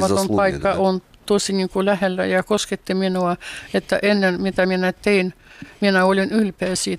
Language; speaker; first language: Finnish; non-native, fluent; Russian